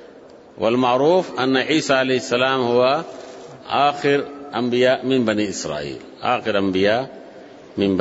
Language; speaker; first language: Arabic; non-native, fluent; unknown